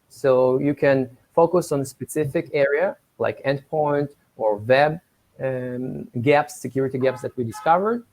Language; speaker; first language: English; non-native, fluent; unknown